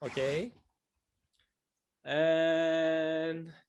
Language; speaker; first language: English; non-native, fluent; Korean